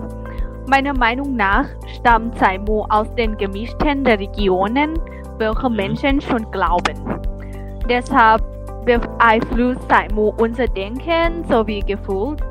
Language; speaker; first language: German; non-native, learner; Thai